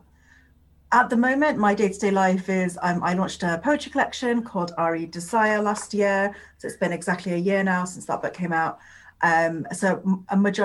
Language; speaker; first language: English; non-native, local second language; Urdu